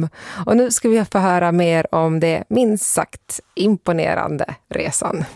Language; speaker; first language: Swedish; native; Swedish